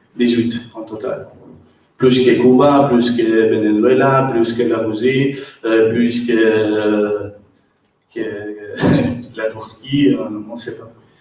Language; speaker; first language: French; non-native, learner; Catalan